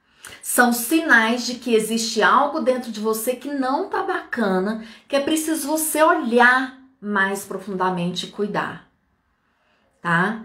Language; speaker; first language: Portuguese; native; Portuguese